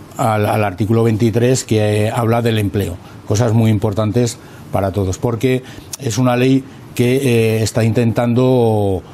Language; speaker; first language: Spanish; native; Spanish